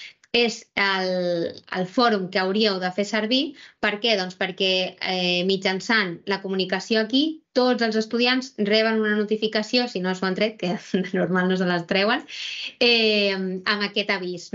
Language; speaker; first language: Catalan; native; Catalan